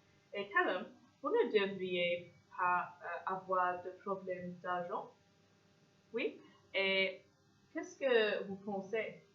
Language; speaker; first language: French; non-native, fluent; English